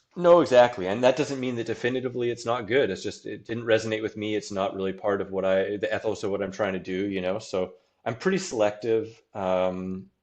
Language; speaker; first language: English; native; English